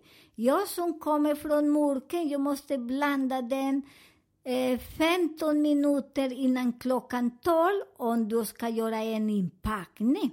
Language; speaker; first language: Swedish; non-native, learner; Spanish